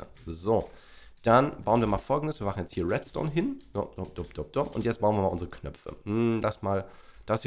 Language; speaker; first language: German; native; German